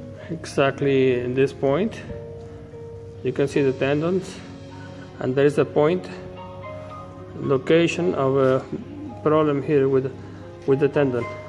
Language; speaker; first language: English; non-native, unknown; Spanish